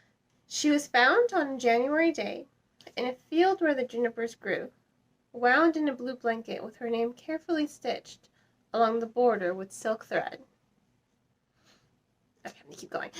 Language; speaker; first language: English; native; English